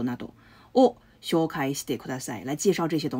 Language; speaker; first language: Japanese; non-native, learner; Chinese